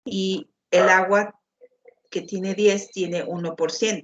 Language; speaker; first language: Spanish; native; Spanish